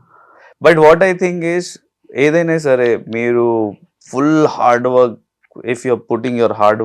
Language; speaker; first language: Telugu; non-native, local second language; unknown